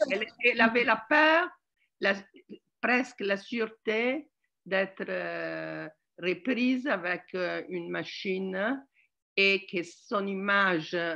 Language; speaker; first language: French; non-native, learner; Italian